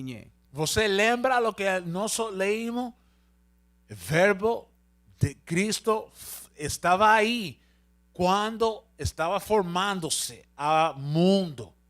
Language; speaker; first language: Portuguese; non-native, learner; Spanish